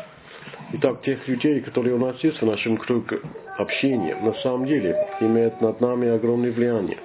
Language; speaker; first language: Russian; non-native, learner; English